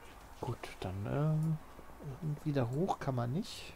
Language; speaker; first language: German; native; German